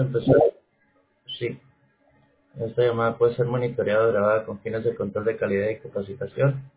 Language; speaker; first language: Spanish; native; Spanish